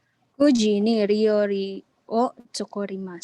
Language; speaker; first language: Japanese; non-native, learner; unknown